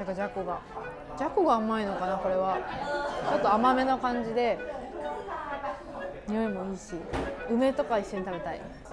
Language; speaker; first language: Japanese; native; Japanese